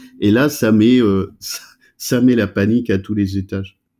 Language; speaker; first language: French; native; French